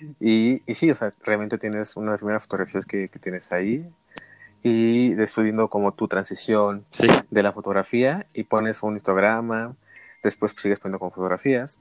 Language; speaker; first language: Spanish; native; Spanish